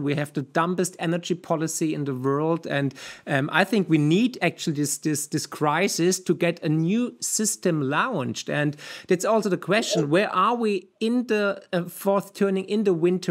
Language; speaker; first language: English; non-native, fluent; German